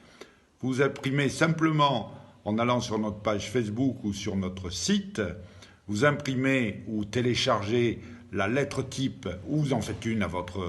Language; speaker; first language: French; native; French